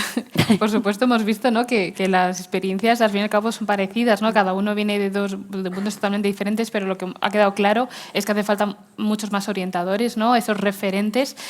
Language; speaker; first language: Spanish; native; Spanish